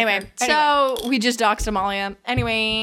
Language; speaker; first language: English; native; English